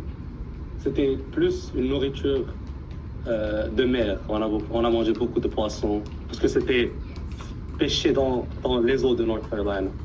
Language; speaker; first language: French; early bilingual, heritage; Arabic